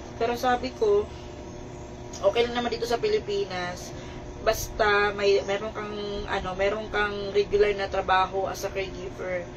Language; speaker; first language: Filipino; non-native, local second language; Cebuano